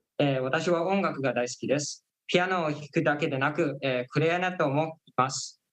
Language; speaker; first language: Japanese; non-native, learner; English